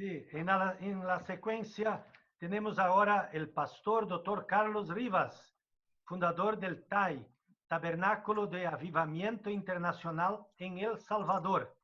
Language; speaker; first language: Spanish; non-native, fluent; Portuguese